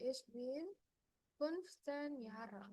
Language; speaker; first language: German; non-native, learner; Indonesian